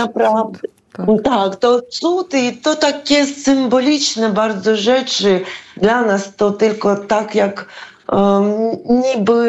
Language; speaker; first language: Polish; non-native, fluent; Ukrainian